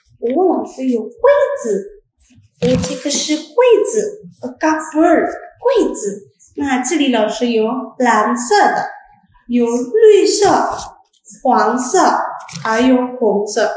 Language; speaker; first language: Chinese; non-native, fluent; Indonesian